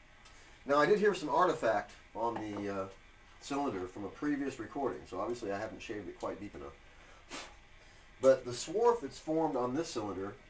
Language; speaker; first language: English; native; English